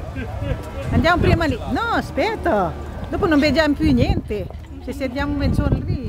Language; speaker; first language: Italian; non-native, learner; Filipino